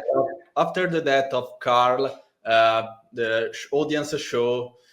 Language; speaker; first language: English; non-native, learner; Italian